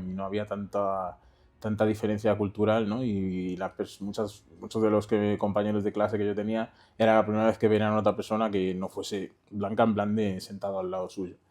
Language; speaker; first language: Spanish; early bilingual, other home language; Haitian Creole